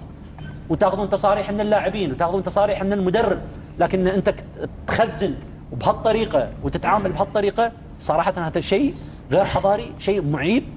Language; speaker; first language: Arabic; native; Arabic